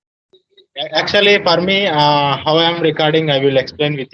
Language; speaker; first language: English; non-native, learner; Telugu